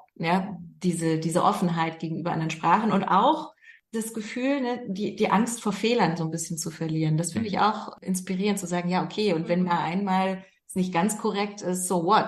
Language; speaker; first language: German; native; German